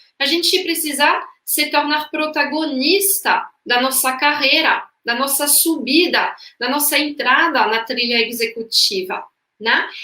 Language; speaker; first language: Portuguese; non-native, fluent; French